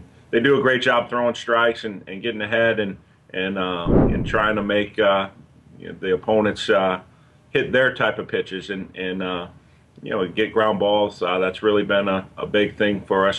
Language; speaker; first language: English; native; English